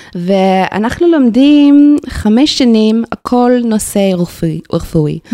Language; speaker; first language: Hebrew; non-native, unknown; English